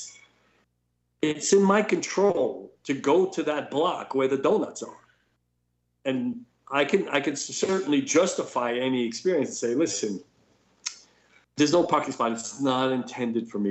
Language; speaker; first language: English; native; English